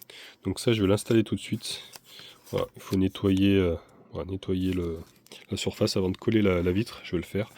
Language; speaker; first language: French; native; French